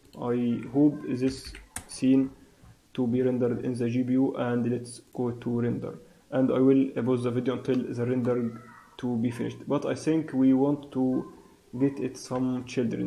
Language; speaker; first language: English; non-native, fluent; Arabic